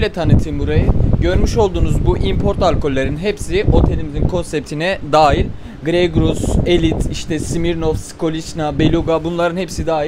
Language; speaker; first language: Turkish; native; Turkish